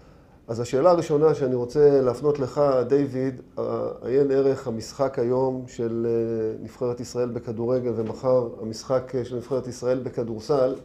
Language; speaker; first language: Hebrew; native; Hebrew